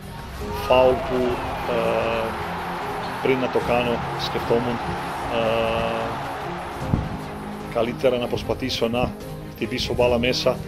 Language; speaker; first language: Greek; non-native, fluent; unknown